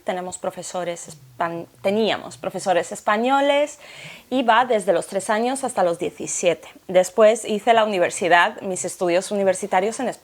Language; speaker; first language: Spanish; non-native, local second language; Arabic